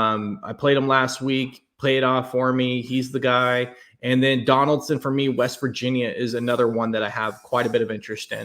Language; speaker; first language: English; native; English